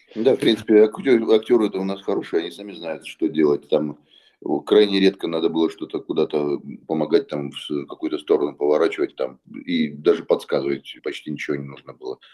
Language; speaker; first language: Russian; non-native, local second language; Belarusian